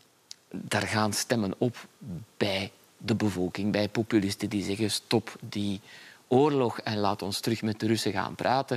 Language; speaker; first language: Dutch; native; Dutch